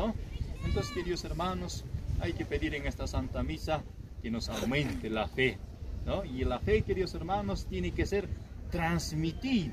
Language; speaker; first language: Spanish; native; Spanish